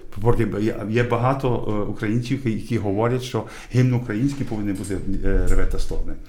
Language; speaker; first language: Spanish; non-native, fluent; English